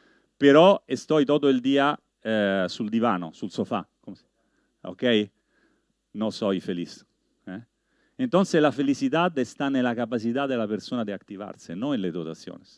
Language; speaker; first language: Spanish; non-native, learner; Italian